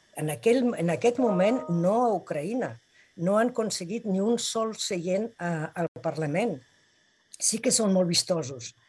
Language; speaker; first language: Catalan; non-native, local second language; Spanish